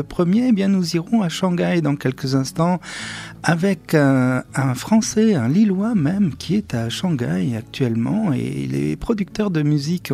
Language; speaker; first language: French; native; French